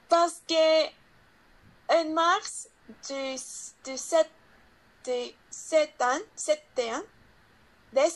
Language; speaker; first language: French; non-native, learner; Spanish